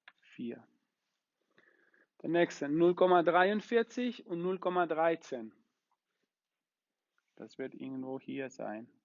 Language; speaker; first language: German; non-native, fluent; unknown